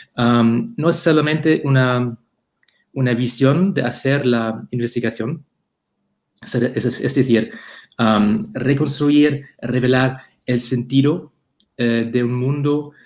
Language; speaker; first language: Spanish; non-native, fluent; German